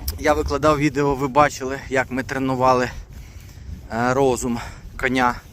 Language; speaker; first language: Ukrainian; non-native, local second language; Russian